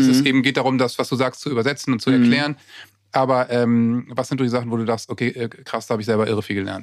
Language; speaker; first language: German; native; German